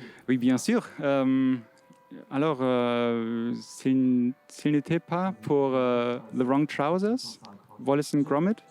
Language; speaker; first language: French; non-native, fluent; German